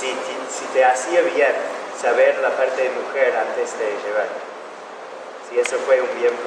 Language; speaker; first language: Spanish; non-native, fluent; English